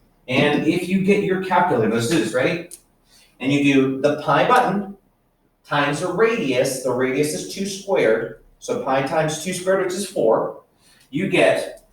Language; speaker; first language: English; native; English